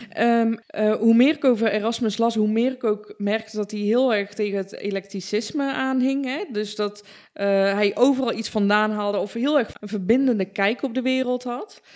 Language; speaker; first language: Dutch; early bilingual, other home language; Persian